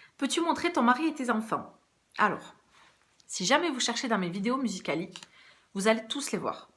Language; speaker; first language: French; early bilingual, other home language; Portuguese